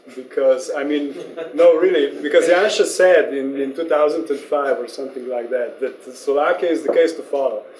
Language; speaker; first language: English; non-native, fluent; Slovenian